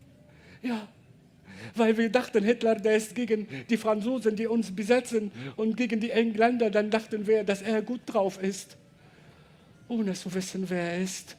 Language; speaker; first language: German; non-native, learner; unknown